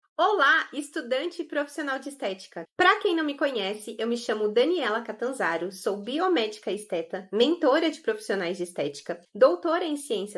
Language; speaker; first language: Portuguese; native; Portuguese